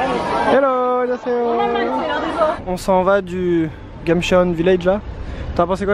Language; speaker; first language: French; native; French